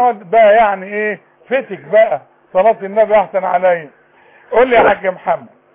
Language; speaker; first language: Arabic; native; Arabic